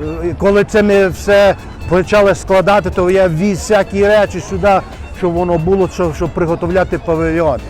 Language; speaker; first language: Ukrainian; early bilingual, heritage; Ukrainian